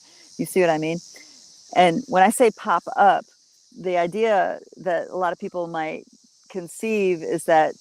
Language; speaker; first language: English; native; English